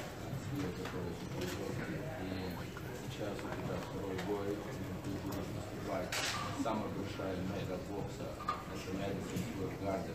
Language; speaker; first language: Russian; native; Russian